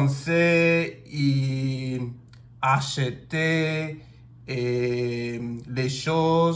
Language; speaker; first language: French; non-native, learner; English